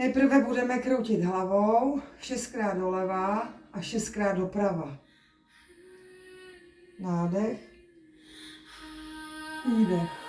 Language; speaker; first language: Czech; native; Czech